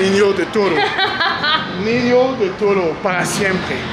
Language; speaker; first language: Spanish; non-native, learner; English